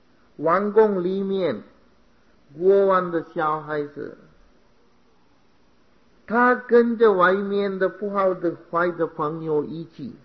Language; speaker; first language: Chinese; non-native, fluent; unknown